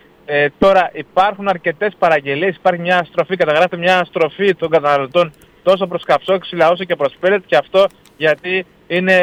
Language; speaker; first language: Greek; native; Greek